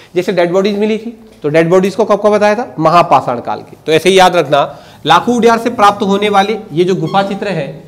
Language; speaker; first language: Hindi; native; Hindi